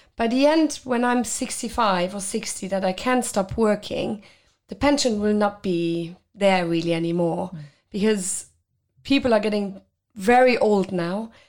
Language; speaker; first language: English; non-native, fluent; Luxembourgish